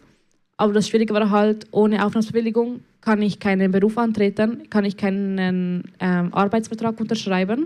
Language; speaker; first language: German; early bilingual, other home language; Spanish